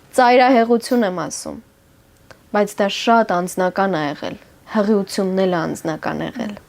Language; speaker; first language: Armenian; native; Armenian